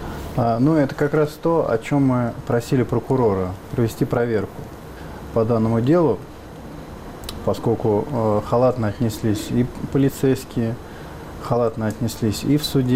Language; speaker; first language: Russian; native; Russian